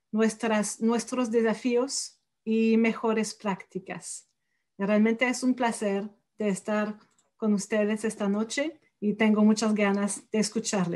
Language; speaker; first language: Spanish; non-native, fluent; French